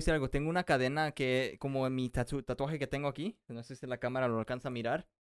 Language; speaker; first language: Spanish; early bilingual, heritage; Spanish